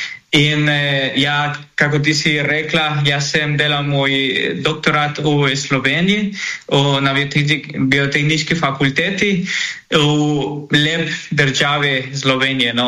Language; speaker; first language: Slovenian; non-native, learner; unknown